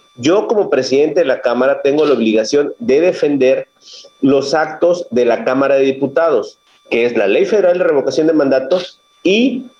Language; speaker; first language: Spanish; native; Spanish